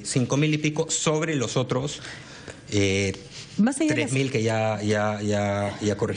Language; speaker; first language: Spanish; native; Spanish